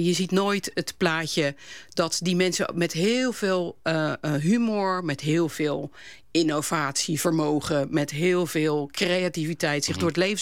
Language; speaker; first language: Dutch; native; Dutch